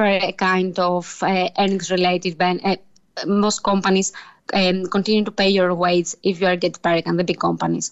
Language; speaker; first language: English; native; English